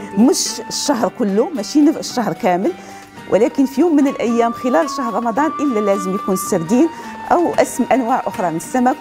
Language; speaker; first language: Arabic; native; Arabic